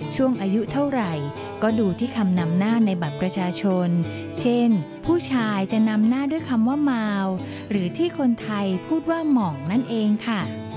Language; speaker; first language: Thai; native; Thai